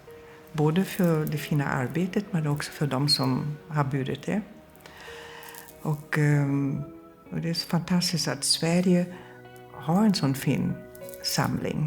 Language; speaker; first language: Swedish; non-native, fluent; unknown